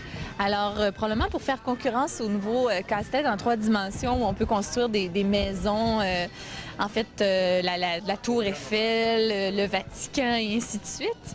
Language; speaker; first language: French; native; French